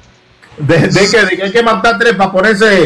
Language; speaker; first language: Spanish; native; Spanish